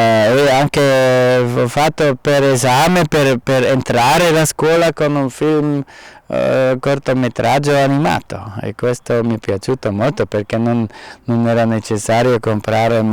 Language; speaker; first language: Italian; non-native, fluent; German